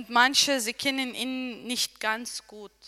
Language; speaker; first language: German; non-native, learner; Arabic